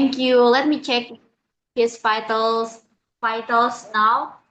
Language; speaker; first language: English; non-native, learner; Indonesian